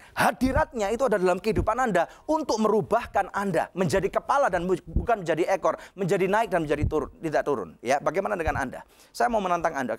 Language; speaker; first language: Indonesian; native; Indonesian